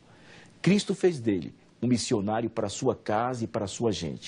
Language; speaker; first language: Portuguese; native; Portuguese